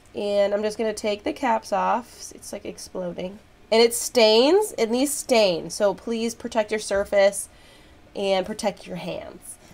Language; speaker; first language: English; native; English